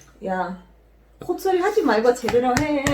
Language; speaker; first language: Korean; non-native, fluent; Macedonian